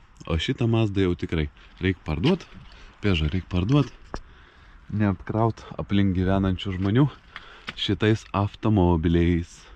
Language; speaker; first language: Lithuanian; native; Lithuanian